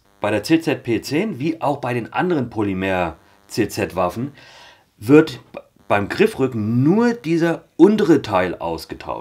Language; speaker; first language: German; native; German